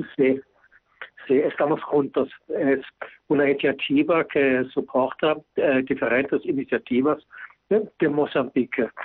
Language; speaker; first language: Spanish; non-native, fluent; German